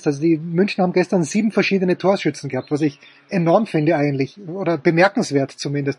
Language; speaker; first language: German; native; German